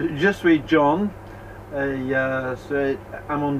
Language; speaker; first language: French; non-native, learner; English